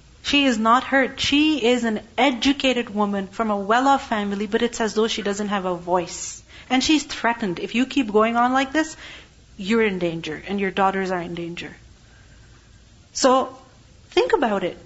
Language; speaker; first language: English; non-native, local second language; Urdu